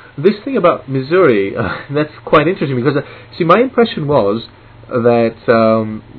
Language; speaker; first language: English; non-native, fluent; Italian